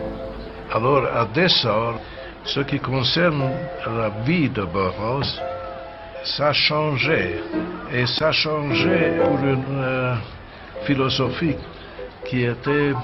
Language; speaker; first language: French; non-native, fluent; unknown